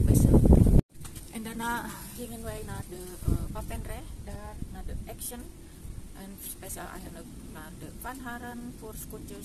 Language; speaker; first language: Dutch; non-native, learner; Indonesian